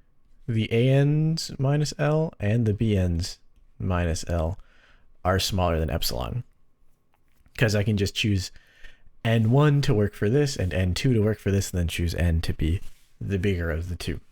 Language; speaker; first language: English; native; English